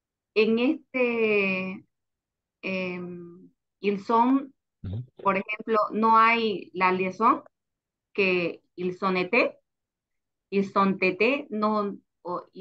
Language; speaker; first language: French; non-native, learner; Spanish